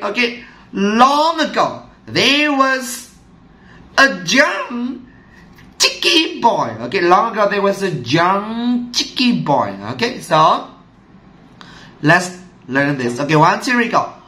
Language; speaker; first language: English; non-native, fluent; Vietnamese